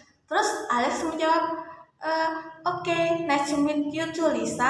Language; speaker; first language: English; non-native, learner; Indonesian